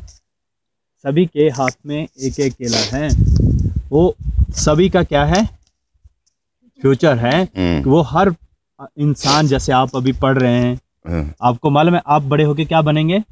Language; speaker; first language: Hindi; native; Hindi